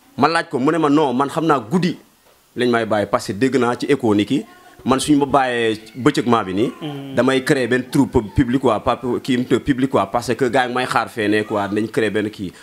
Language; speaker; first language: Wolof; non-native, local second language; Jola-Fonyi